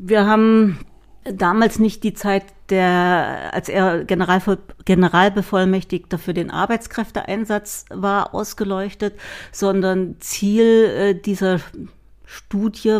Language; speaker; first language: German; native; German